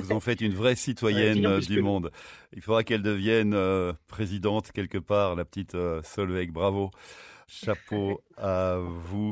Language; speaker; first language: French; native; French